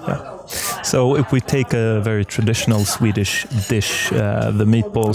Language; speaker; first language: English; non-native, fluent; Swedish